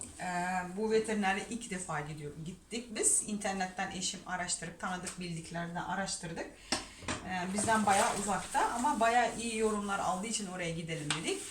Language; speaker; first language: Turkish; non-native, fluent; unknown